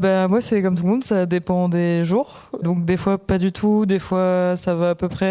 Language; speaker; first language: French; native; French